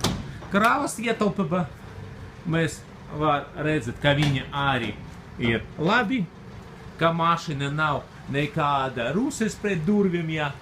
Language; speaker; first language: Latvian; non-native, local second language; Russian